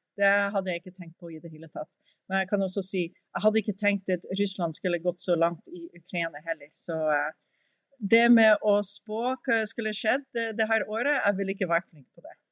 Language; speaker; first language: Norwegian; early bilingual, heritage; English